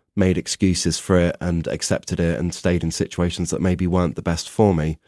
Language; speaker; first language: English; native; English